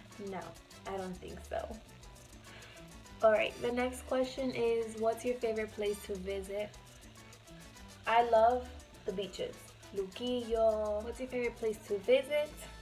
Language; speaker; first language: English; early bilingual, other home language; Spanish